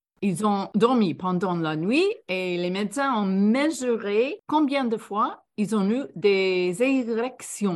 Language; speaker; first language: French; non-native, fluent; English